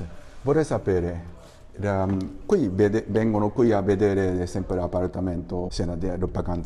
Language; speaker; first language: Italian; non-native, learner; Japanese